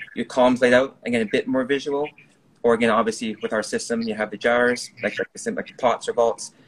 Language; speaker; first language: English; native; English